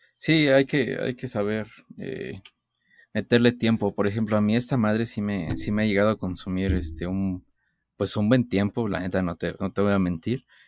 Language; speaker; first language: Spanish; native; Spanish